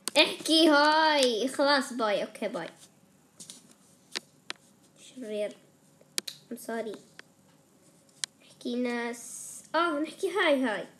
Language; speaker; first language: Arabic; native; Arabic